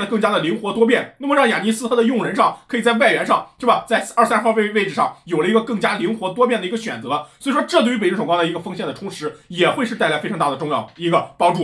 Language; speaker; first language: Chinese; native; Chinese